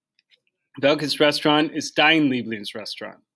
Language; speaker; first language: German; non-native, learner; English